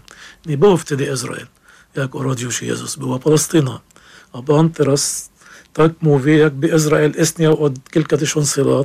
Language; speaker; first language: Polish; non-native, fluent; Arabic